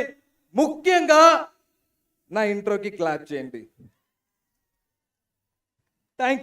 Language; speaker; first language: Telugu; non-native, learner; Malayalam